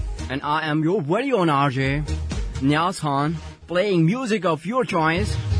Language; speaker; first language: English; non-native, local second language; Hindi